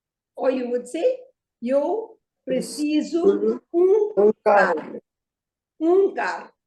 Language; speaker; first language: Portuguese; non-native, fluent; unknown